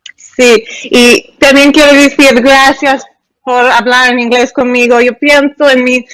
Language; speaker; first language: Spanish; non-native, learner; English